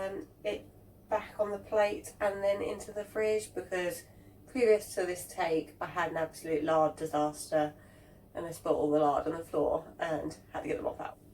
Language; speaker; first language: English; native; English